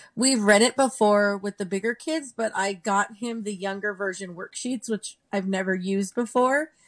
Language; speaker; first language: English; native; English